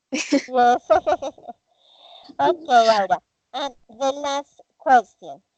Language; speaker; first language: English; non-native, fluent; Spanish